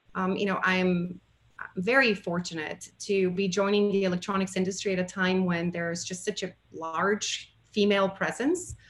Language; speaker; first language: English; non-native, fluent; Bulgarian